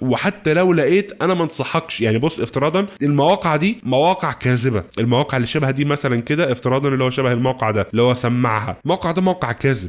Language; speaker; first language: Arabic; native; Arabic